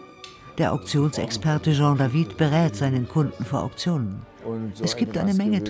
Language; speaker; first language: German; native; German